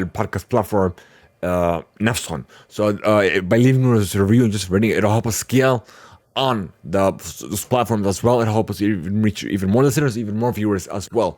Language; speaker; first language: English; early bilingual, heritage; Arabic